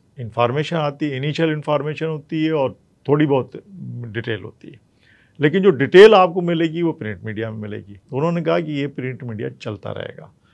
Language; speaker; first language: Urdu; native; Urdu